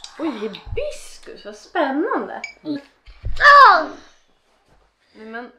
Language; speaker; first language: Swedish; native; Swedish